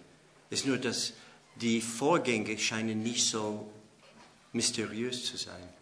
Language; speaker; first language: German; non-native, fluent; English